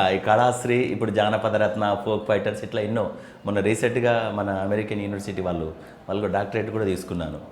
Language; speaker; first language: Telugu; non-native, local second language; Lambadi